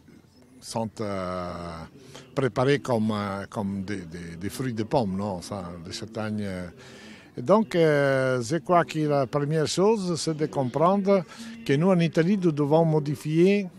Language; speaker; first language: French; non-native, fluent; Italian